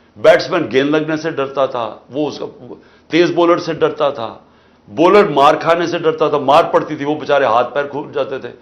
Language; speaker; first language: Urdu; native; Urdu